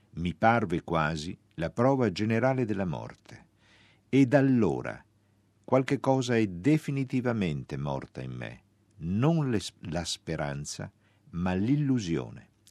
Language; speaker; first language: Italian; native; Italian